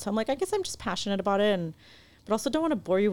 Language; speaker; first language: English; non-native, fluent; Spanish